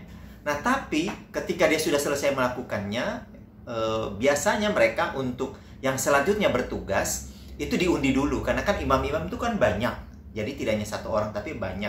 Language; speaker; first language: Indonesian; native; Indonesian